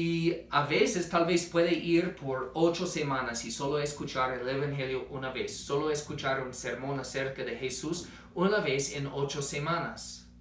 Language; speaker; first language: Spanish; non-native, fluent; English